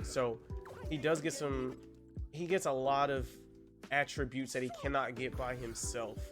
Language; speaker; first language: English; native; English